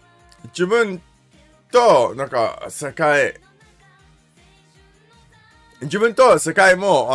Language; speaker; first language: Japanese; non-native, learner; English